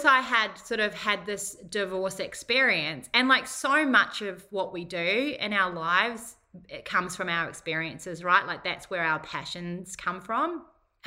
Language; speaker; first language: English; native; English